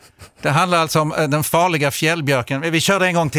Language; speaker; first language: Swedish; native; Swedish